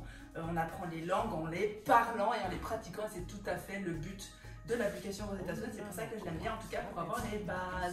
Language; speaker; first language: French; native; French